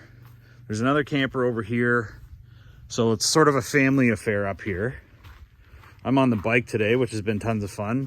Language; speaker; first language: English; native; English